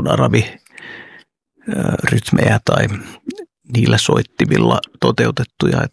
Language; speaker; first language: Finnish; early bilingual, other home language; Oromo